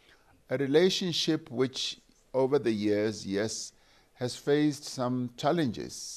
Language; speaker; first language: English; non-native, local second language; Venda